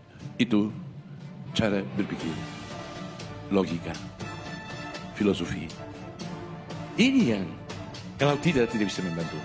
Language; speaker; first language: Indonesian; non-native, fluent; Tetum